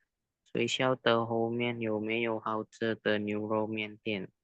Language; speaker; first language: Chinese; non-native, learner; Indonesian